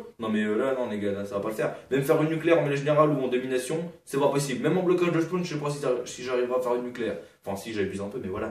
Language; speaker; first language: French; native; French